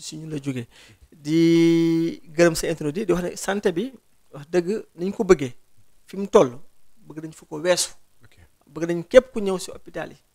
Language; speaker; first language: Wolof; non-native, local second language; Jola-Fonyi